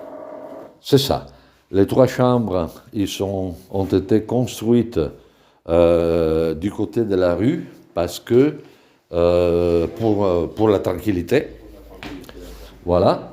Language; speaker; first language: French; non-native, fluent; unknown